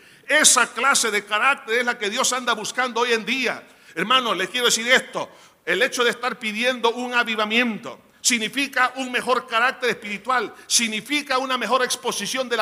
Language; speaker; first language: Spanish; native; Spanish